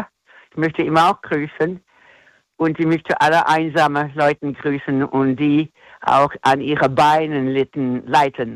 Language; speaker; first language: German; non-native, fluent; English